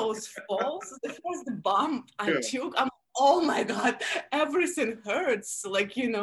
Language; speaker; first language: English; non-native, fluent; Russian